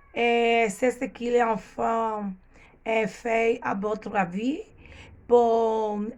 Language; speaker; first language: French; non-native, learner; Spanish